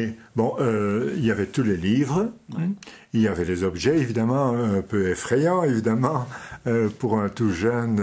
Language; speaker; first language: French; non-native, local second language; Dutch